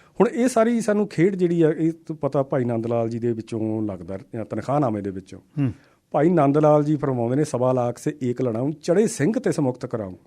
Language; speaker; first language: Punjabi; native; Punjabi